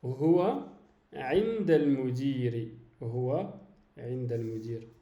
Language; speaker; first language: Arabic; non-native, fluent; French